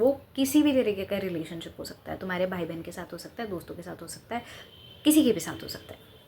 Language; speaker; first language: Hindi; non-native, local second language; Bangla